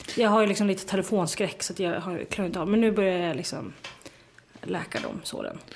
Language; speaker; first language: Swedish; native; Swedish